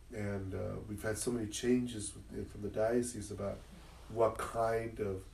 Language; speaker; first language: English; early bilingual, other home language; Spanish